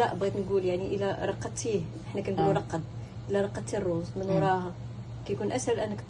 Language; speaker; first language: Arabic; native; Arabic